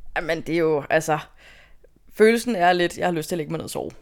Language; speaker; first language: Danish; native; Danish